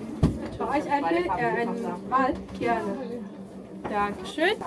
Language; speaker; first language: German; native; German